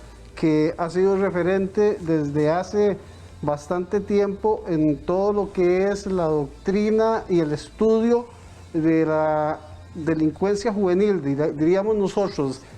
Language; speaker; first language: Spanish; native; Spanish